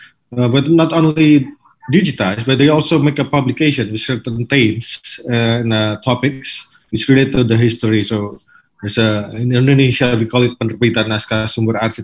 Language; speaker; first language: English; non-native, fluent; Indonesian